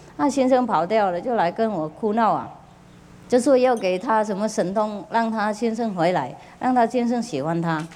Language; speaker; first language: Chinese; non-native, fluent; Vietnamese